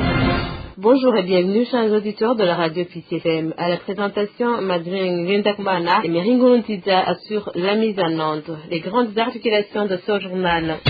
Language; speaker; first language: French; non-native, local second language; Rundi